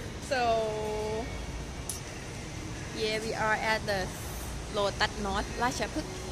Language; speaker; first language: English; non-native, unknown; Thai